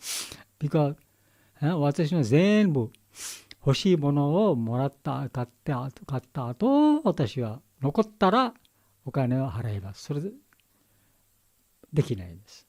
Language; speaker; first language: Japanese; non-native, learner; Bangla